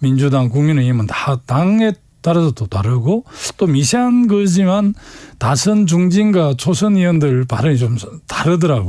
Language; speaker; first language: Korean; native; Korean